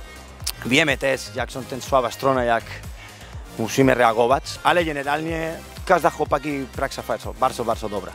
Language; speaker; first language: Polish; non-native, learner; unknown